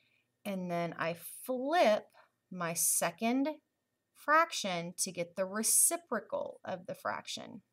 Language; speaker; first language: English; native; English